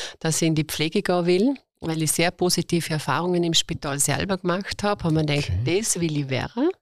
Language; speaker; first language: German; native; German